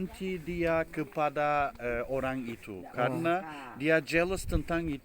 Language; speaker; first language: Indonesian; non-native, fluent; Turkish